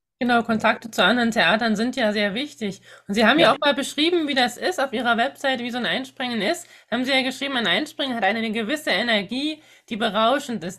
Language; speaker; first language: German; native; German